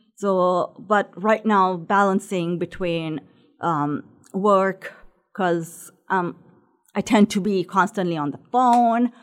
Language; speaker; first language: English; non-native, local second language; Sinhala